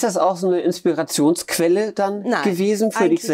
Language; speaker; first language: German; native; German